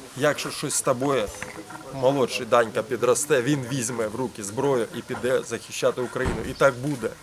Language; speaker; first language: Ukrainian; early bilingual, heritage; Ukrainian